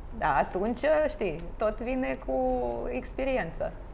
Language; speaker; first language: Romanian; non-native, learner; Russian